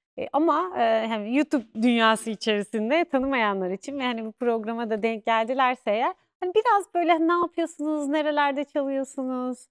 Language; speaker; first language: Turkish; native; Turkish